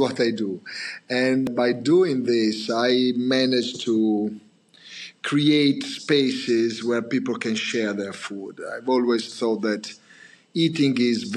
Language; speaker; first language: English; non-native, fluent; Italian